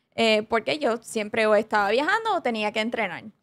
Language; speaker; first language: Spanish; early bilingual, heritage; Spanish